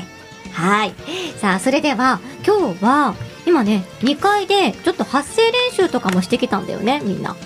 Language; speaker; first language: Japanese; native; Japanese